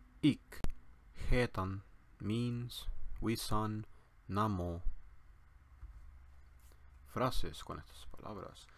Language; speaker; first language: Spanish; non-native, learner; English